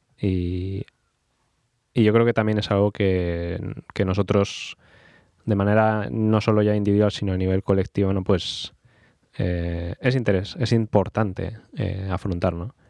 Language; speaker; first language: Spanish; native; Spanish